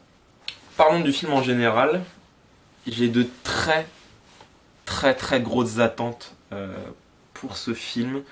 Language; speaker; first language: French; native; French